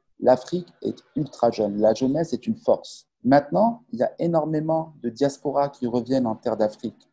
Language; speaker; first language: French; non-native, local second language; Arabic